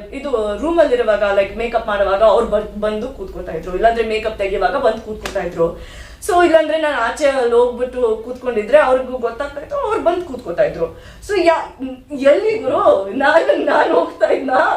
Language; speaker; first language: Kannada; non-native, learner; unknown